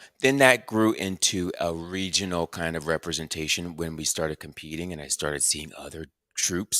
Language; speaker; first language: English; native; English